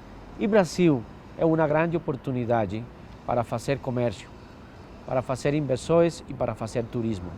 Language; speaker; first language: Portuguese; non-native, fluent; Spanish